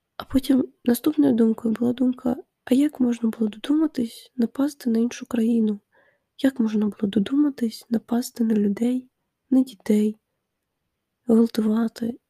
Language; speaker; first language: Ukrainian; non-native, local second language; Russian